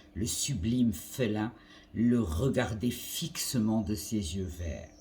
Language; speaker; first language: French; non-native, local second language; Arabic